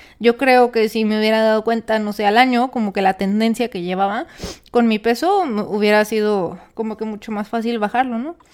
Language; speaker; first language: Spanish; native; Spanish